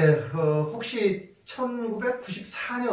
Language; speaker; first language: Korean; native; Korean